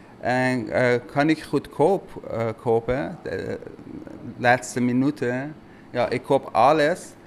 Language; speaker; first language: Dutch; non-native, learner; Persian